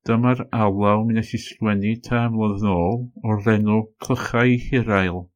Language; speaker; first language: Welsh; non-native, fluent; English